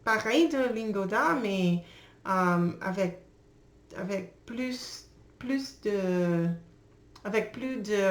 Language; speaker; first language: French; non-native, learner; English